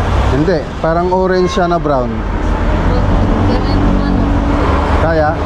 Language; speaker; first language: Filipino; native; Filipino